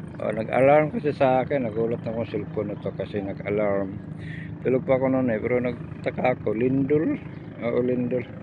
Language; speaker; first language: Filipino; non-native, local second language; Cebuano